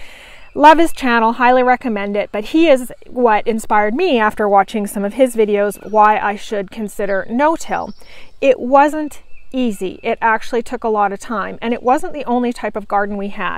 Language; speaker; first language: English; native; English